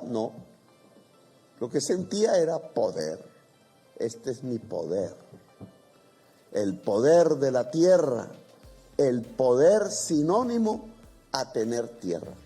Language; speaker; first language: Spanish; native; Spanish